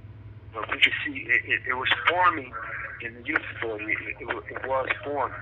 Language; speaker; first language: English; native; English